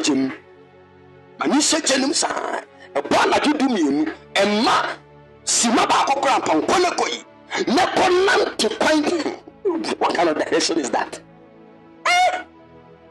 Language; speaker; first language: English; non-native, local second language; Akan